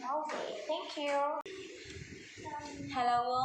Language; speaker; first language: English; non-native, fluent; Vietnamese